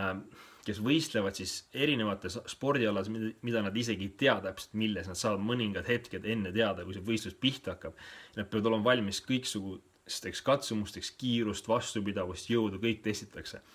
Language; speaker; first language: Estonian; native; Estonian